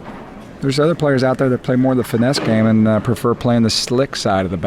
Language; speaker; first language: English; native; English